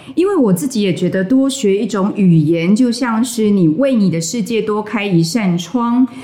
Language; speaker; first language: Chinese; native; Chinese